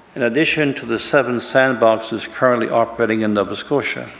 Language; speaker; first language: English; native; English